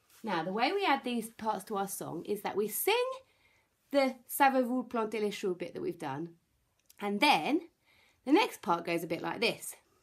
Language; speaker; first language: English; native; English